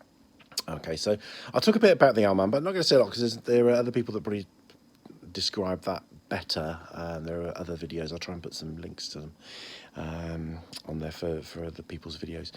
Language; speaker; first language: English; native; English